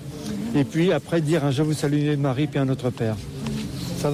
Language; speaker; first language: French; native; French